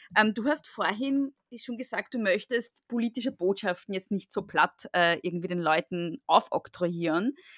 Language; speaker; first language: German; native; German